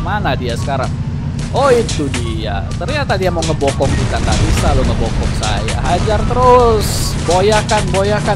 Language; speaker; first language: Indonesian; native; Indonesian